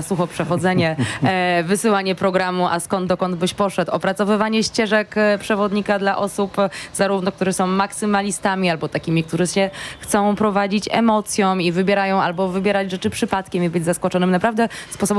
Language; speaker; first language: Polish; native; Polish